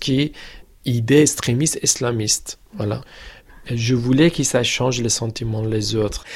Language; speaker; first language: French; non-native, fluent; Persian